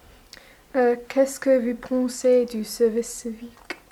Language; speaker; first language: French; non-native, learner; English